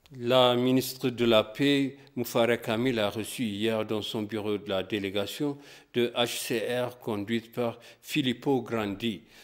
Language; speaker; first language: French; non-native, fluent; Amharic